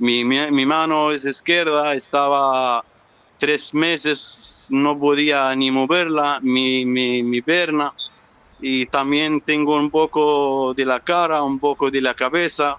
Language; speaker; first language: Spanish; non-native, learner; Arabic